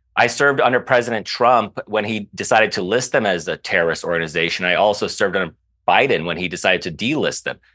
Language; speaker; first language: English; early bilingual, other home language; Arabic